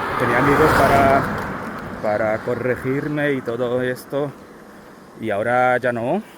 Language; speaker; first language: Spanish; non-native, fluent; Portuguese